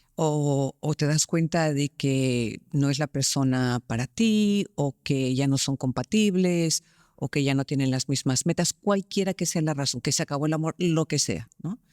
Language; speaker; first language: Spanish; early bilingual, heritage; Spanish